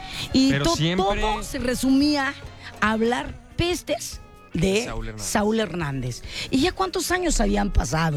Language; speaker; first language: Spanish; native; Spanish